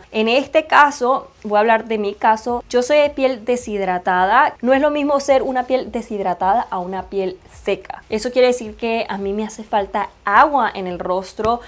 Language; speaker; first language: Spanish; non-native, fluent; Chinese